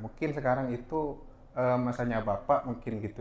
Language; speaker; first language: Indonesian; non-native, local second language; Madurese